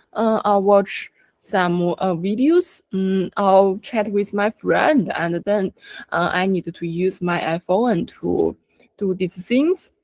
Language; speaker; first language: English; non-native, learner; Chinese